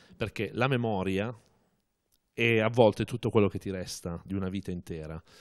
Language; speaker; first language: Italian; native; Italian